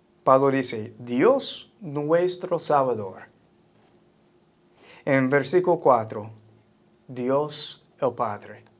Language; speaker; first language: Spanish; non-native, fluent; English